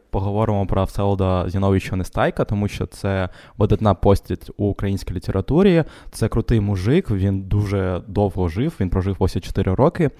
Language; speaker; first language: Ukrainian; non-native, local second language; Russian